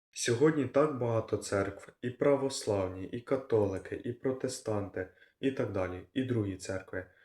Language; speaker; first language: Ukrainian; non-native, local second language; Russian